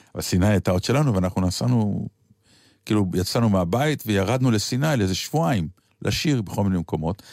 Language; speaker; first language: Hebrew; native; Hebrew